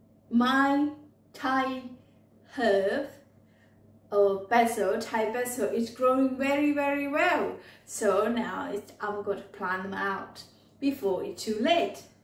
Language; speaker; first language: English; non-native, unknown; Thai